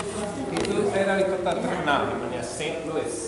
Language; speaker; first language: Indonesian; non-native, fluent; English